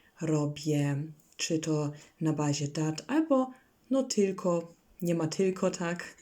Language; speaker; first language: Polish; non-native, learner; German